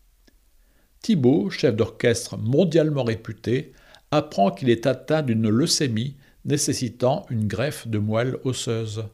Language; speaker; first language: French; native; French